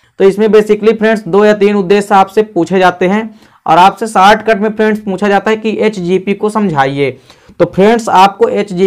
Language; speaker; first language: Hindi; native; Hindi